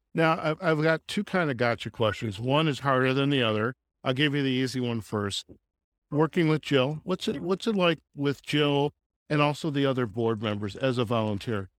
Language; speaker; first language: English; native; English